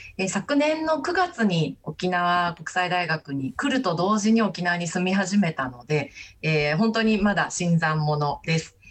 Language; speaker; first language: Japanese; native; Japanese